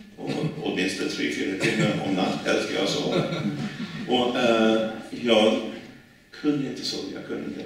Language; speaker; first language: Swedish; non-native, fluent; English